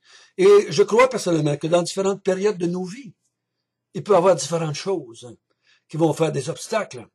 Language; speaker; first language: French; native; French